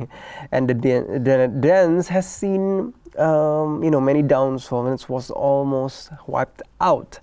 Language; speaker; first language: English; non-native, fluent; Indonesian